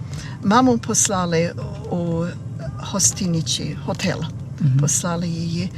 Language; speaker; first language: Ukrainian; early bilingual, heritage; Ukrainian